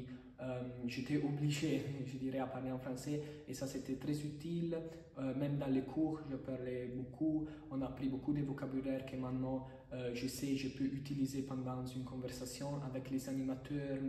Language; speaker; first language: French; non-native, fluent; Italian